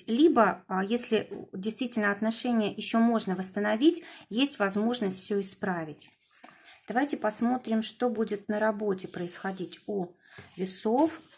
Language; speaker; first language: Russian; native; Russian